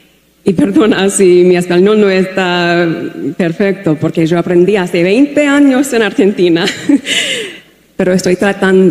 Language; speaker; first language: Spanish; non-native, learner; English